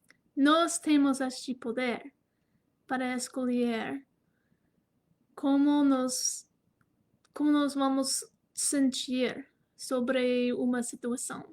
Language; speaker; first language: Portuguese; non-native, fluent; English